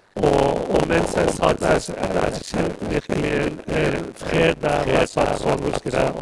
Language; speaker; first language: Norwegian; non-native, fluent; Persian